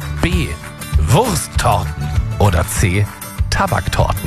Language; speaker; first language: German; native; German